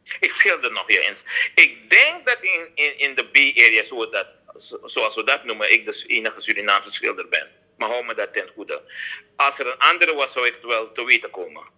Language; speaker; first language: Dutch; native; Dutch